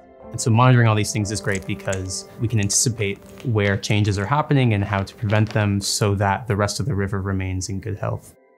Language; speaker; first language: English; native; English